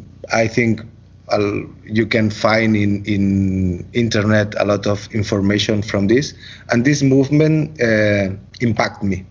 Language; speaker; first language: English; non-native, learner; Catalan